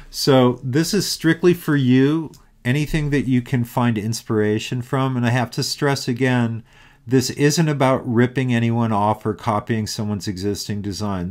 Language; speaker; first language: English; native; English